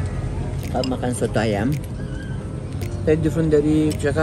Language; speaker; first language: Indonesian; non-native, learner; Turkish